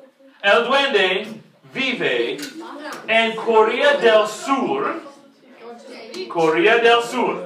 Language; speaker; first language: Spanish; non-native, fluent; English